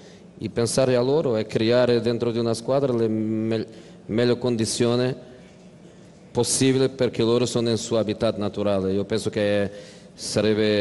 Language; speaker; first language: Italian; non-native, fluent; Portuguese